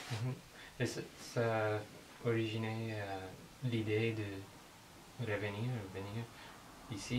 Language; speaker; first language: French; non-native, learner; English